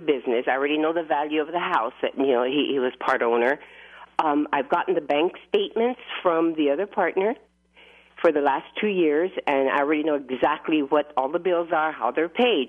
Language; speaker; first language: English; non-native, fluent; Greek